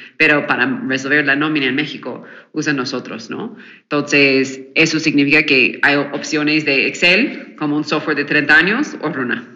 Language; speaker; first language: Spanish; non-native, fluent; English